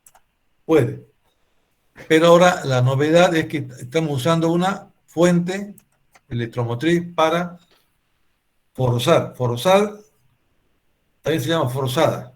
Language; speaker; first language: Spanish; native; Spanish